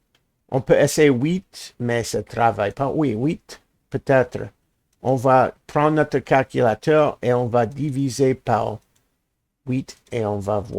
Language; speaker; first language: French; non-native, learner; English